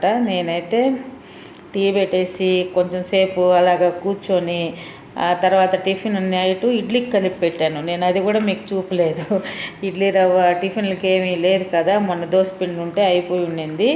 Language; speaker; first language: Telugu; native; Telugu